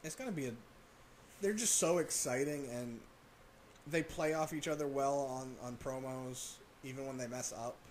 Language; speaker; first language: English; native; English